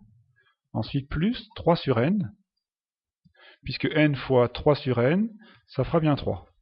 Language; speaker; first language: French; native; French